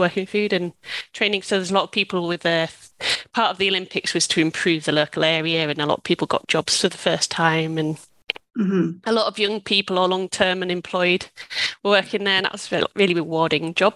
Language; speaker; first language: English; native; English